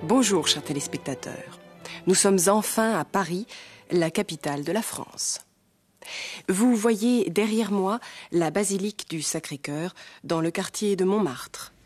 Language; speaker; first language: French; non-native, fluent; German